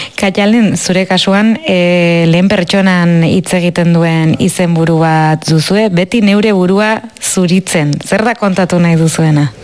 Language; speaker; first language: Basque; native; Basque